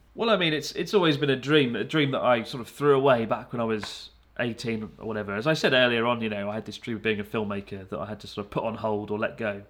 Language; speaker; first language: English; native; English